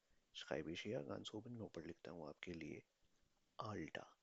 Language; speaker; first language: German; non-native, fluent; Urdu